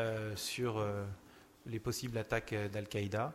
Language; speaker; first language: French; native; French